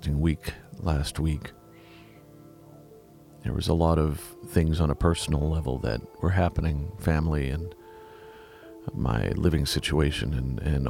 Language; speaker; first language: English; native; English